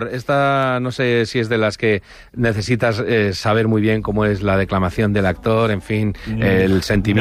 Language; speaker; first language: Spanish; native; Spanish